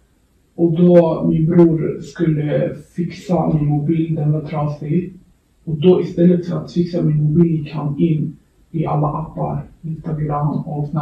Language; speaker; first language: Swedish; early bilingual, other home language; Kurdish